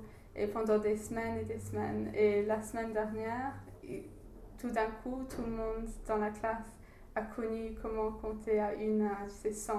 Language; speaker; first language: French; non-native, learner; English